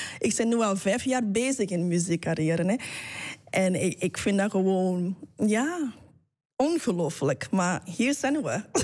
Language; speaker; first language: Dutch; non-native, fluent; English